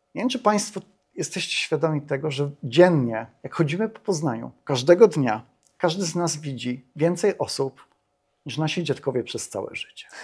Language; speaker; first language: Polish; native; Polish